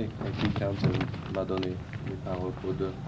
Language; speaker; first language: French; non-native, fluent; English